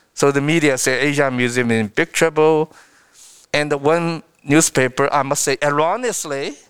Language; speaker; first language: English; non-native, fluent; Chinese